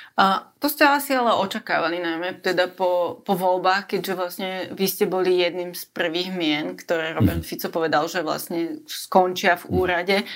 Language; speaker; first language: Slovak; native; Slovak